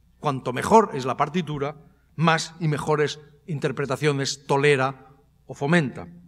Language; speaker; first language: Spanish; native; Spanish